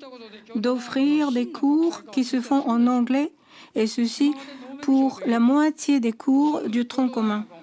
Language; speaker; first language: French; non-native, fluent; Japanese